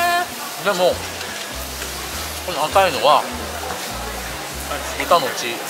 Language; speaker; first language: Japanese; native; Japanese